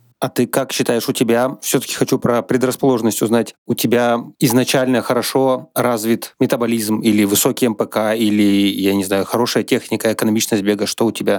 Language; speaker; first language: Russian; native; Russian